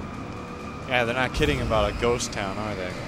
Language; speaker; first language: English; native; English